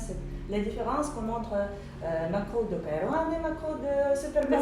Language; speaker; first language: French; non-native, fluent; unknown